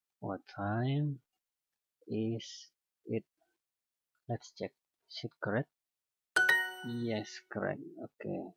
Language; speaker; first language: English; non-native, learner; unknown